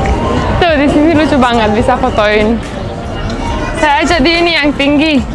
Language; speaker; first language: Indonesian; non-native, fluent; Romanian